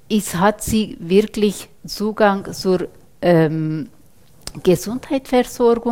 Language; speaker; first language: German; non-native, fluent; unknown